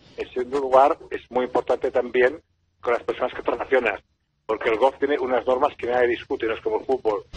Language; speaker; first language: Spanish; non-native, local second language; Catalan